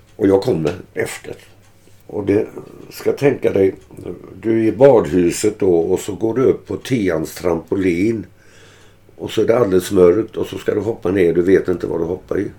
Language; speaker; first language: Swedish; early bilingual, other home language; German